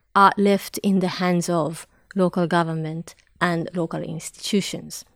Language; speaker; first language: English; non-native, fluent; Japanese